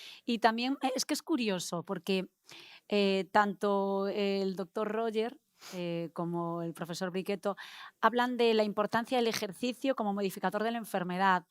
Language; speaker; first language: Spanish; native; Spanish